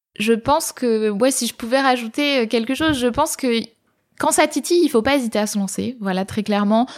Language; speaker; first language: French; native; French